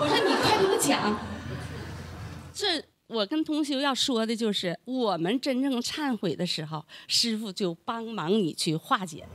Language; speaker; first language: Chinese; native; Chinese